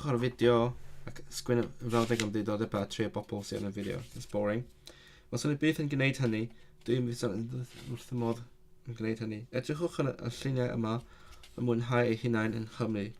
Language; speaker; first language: Welsh; non-native, learner; Cantonese